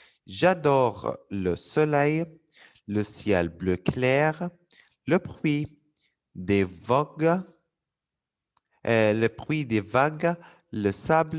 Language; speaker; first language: French; non-native, fluent; Arabic